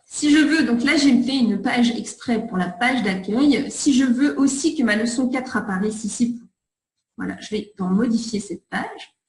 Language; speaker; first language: French; native; French